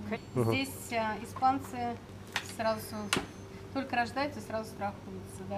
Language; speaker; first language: Russian; native; Russian